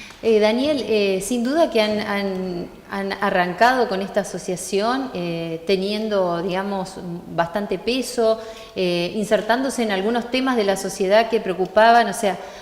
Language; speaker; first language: Spanish; native; Spanish